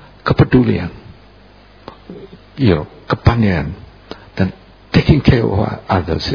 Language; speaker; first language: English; non-native, fluent; Indonesian